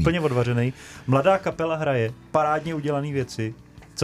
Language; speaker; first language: Czech; native; Czech